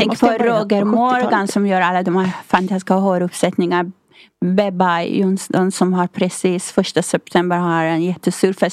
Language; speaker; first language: Swedish; non-native, fluent; Persian